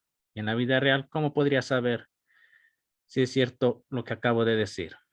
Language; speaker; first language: Spanish; native; Spanish